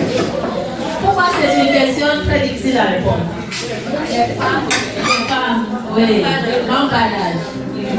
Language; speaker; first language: French; non-native, learner; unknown